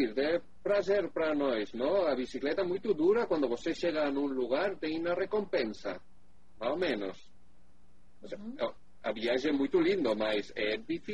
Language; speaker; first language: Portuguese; non-native, learner; Spanish